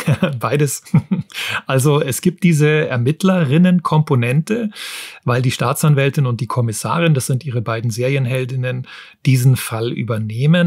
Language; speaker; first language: German; native; German